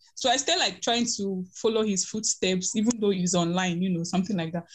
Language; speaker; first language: English; non-native, local second language; Igbo